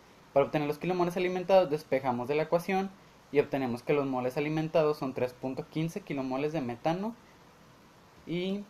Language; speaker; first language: Spanish; native; Spanish